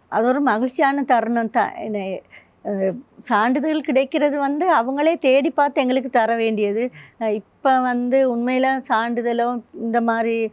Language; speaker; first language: Tamil; native; Tamil